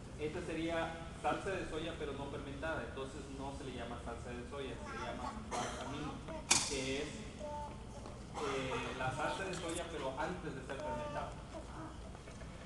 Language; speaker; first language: Spanish; native; Spanish